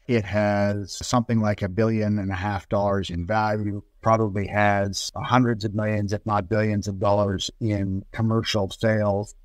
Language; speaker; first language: English; native; English